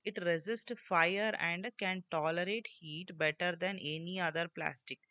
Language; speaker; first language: English; non-native, local second language; Kannada